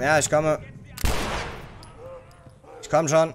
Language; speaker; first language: German; native; German